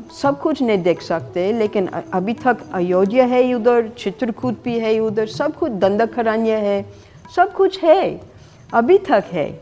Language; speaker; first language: Hindi; non-native, fluent; English